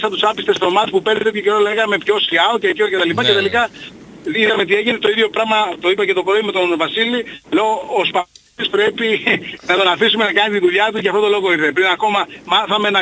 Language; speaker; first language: Greek; non-native, fluent; Italian